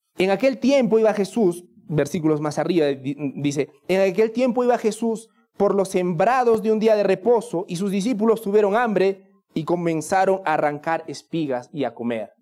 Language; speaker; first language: Spanish; native; Spanish